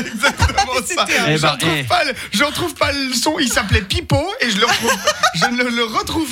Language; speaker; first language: French; native; French